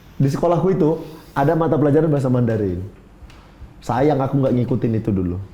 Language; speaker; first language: Indonesian; non-native, local second language; Min Nan Chinese